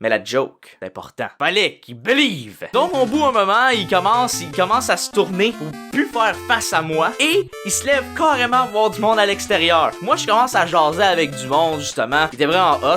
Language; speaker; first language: French; native; French